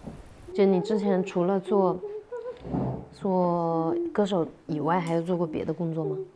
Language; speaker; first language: Chinese; native; Chinese